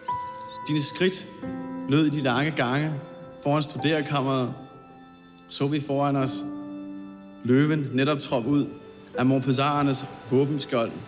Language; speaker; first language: Danish; native; Danish